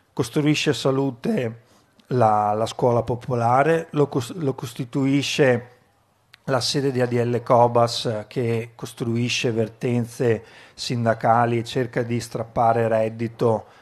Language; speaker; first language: Italian; native; Italian